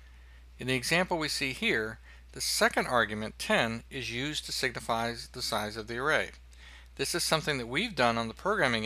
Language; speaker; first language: English; native; English